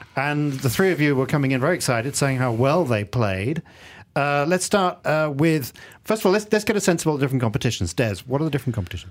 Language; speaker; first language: English; native; English